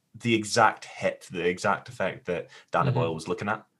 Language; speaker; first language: English; native; English